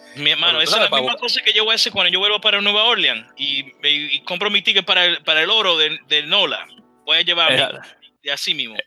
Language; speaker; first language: Spanish; early bilingual, heritage; Spanish